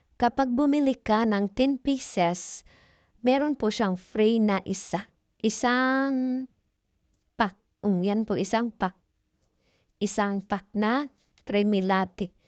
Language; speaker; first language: Filipino; non-native, local second language; Cebuano